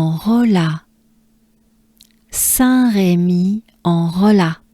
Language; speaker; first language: French; native; French